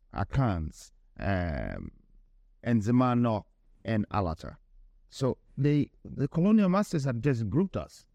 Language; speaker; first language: English; non-native, local second language; Akan